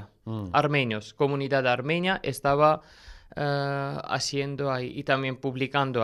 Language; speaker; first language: Spanish; non-native, learner; Armenian